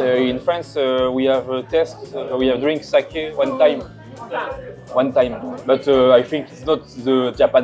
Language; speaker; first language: English; non-native, learner; French